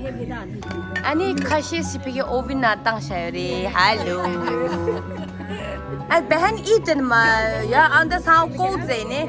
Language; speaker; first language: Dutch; non-native, learner; Tibetan